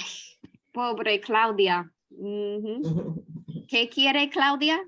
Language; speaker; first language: Spanish; non-native, fluent; English